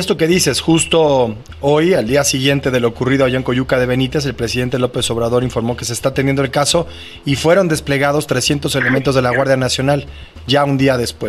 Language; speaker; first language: Spanish; native; Spanish